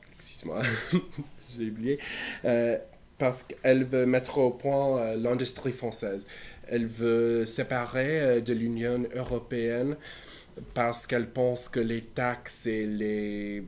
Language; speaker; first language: French; non-native, learner; English